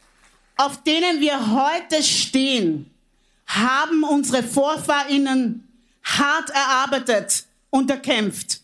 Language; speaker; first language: German; early bilingual, other home language; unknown